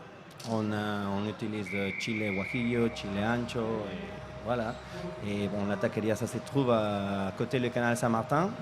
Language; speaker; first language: French; non-native, fluent; Spanish